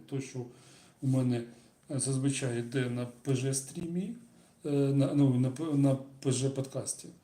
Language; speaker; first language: Ukrainian; non-native, local second language; Russian